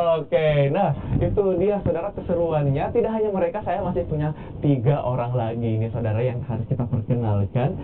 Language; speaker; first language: Indonesian; native; Indonesian